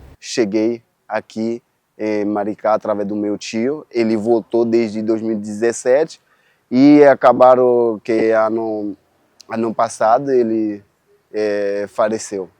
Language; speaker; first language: Portuguese; non-native, fluent; Haitian Creole